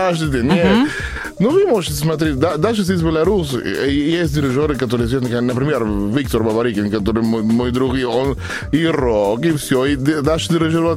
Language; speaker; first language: Russian; non-native, learner; Spanish